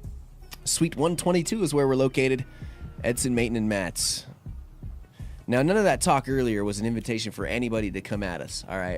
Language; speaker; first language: English; native; English